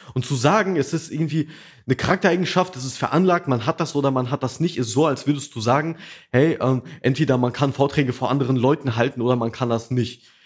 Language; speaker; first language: German; early bilingual, other home language; Russian